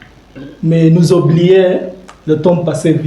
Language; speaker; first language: French; non-native, learner; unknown